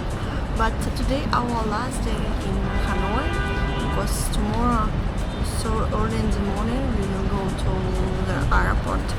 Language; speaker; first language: English; non-native, learner; Russian